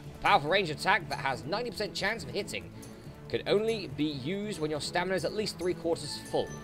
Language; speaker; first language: English; native; English